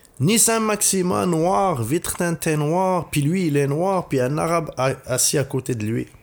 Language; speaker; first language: French; non-native, local second language; Arabic